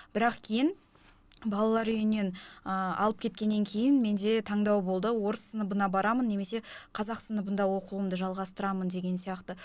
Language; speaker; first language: Kazakh; non-native, local second language; Russian